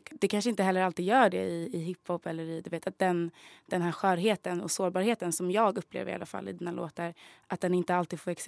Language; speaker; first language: Swedish; native; Swedish